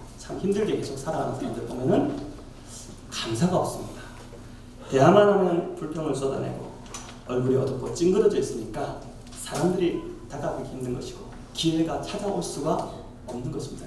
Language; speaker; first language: Korean; native; Korean